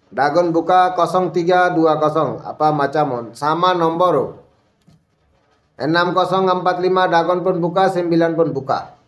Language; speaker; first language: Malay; non-native, fluent; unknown